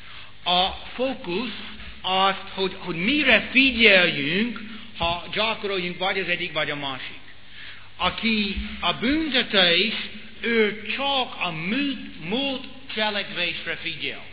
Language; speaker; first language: Hungarian; non-native, fluent; English